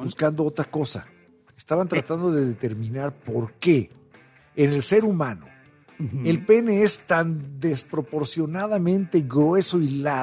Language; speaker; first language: Spanish; native; Spanish